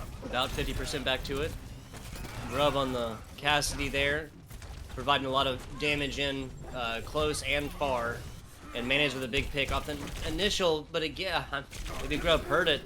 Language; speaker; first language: English; native; English